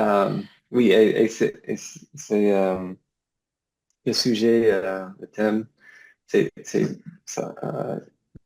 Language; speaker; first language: French; non-native, learner; English